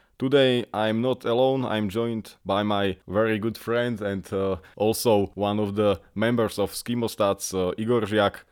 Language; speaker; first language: English; non-native, fluent; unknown